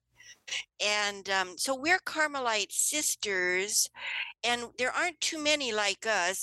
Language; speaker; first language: English; native; English